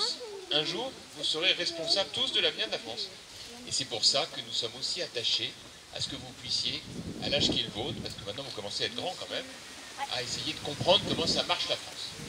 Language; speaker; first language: French; native; French